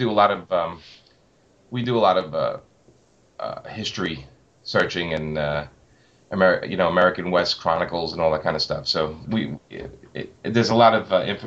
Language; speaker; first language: English; native; English